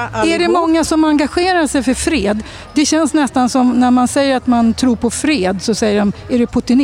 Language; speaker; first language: Swedish; native; Swedish